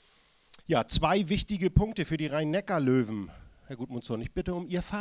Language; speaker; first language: German; native; German